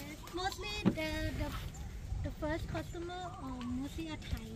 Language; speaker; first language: English; non-native, learner; Thai